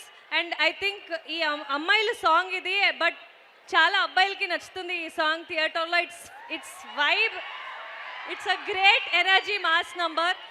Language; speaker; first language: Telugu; non-native, fluent; Kannada